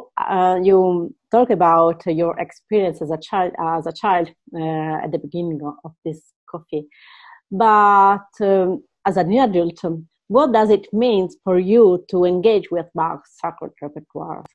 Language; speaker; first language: English; non-native, fluent; Italian